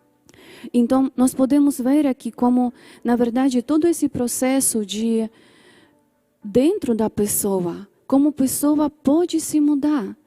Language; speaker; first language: Portuguese; non-native, fluent; Polish